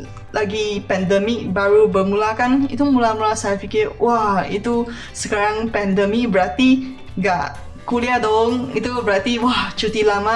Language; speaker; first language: Indonesian; non-native, fluent; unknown